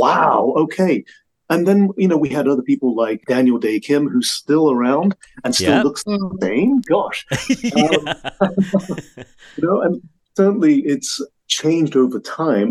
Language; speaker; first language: English; native; English